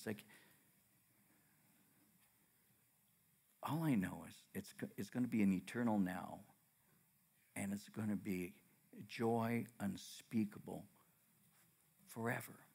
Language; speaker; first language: English; native; English